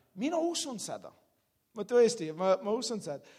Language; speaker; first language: Estonian; non-native, learner; English